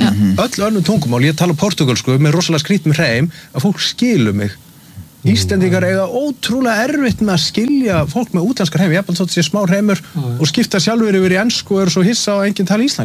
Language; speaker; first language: Icelandic; native; Icelandic